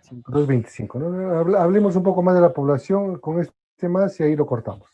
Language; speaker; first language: Spanish; native; Spanish